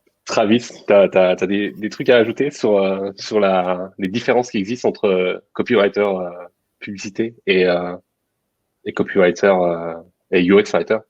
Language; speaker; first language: French; native; French